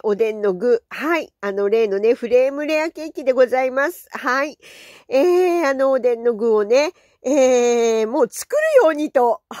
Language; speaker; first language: Japanese; native; Japanese